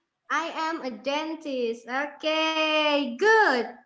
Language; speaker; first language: English; non-native, fluent; Indonesian